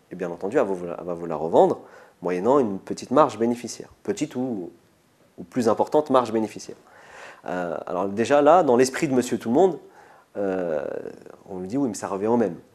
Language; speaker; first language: French; early bilingual, other home language; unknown